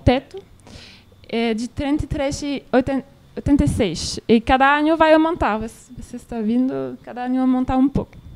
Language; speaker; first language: Portuguese; non-native, learner; French